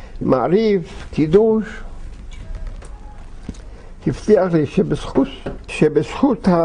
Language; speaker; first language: Hebrew; non-native, fluent; Yiddish